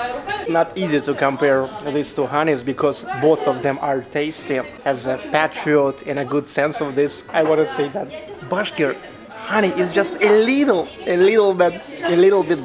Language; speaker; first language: English; non-native, fluent; Russian